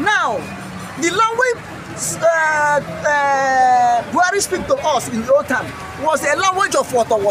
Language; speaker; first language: English; non-native, local second language; Igbo